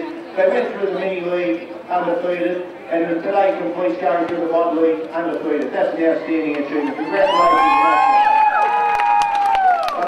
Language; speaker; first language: English; native; English